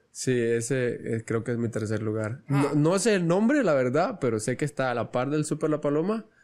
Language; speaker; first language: Spanish; native; Spanish